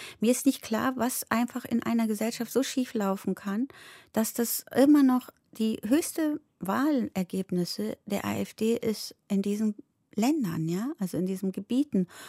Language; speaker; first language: German; early bilingual, other home language; Turkish